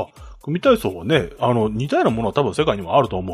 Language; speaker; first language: Japanese; native; Japanese